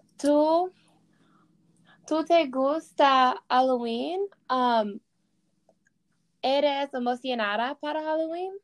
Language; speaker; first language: Spanish; non-native, learner; English